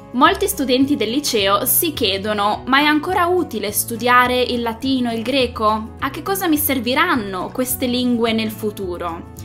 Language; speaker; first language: Italian; native; Italian